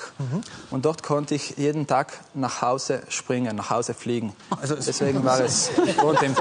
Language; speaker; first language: German; non-native, fluent; Italian